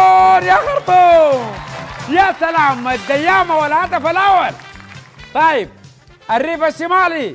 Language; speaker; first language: Arabic; native; Arabic